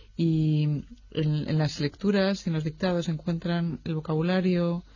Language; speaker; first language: Spanish; native; Spanish